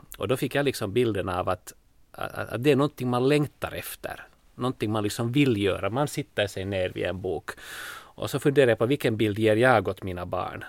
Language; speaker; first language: Swedish; native; Swedish